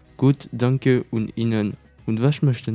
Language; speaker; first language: German; non-native, learner; French